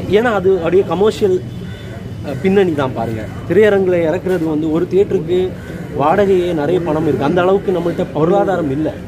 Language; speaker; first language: Tamil; native; Tamil